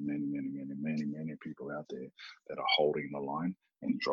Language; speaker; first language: English; native; English